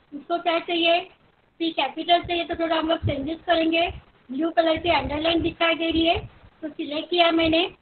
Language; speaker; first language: Hindi; non-native, local second language; Marathi